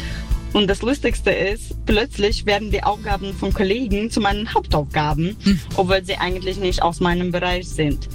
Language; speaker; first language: German; native; German